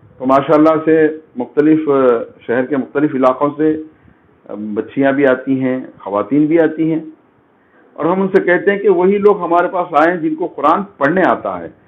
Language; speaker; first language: Urdu; native; Urdu